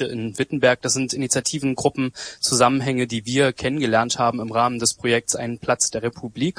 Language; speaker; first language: German; native; German